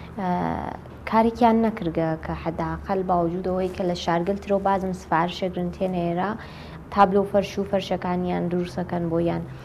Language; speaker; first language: Central Kurdish; native; Central Kurdish